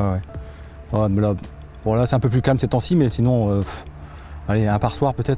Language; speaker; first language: French; native; French